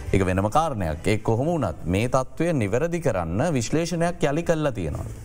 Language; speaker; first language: Sinhala; native; Sinhala